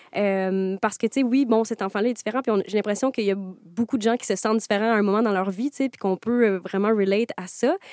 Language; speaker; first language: French; native; French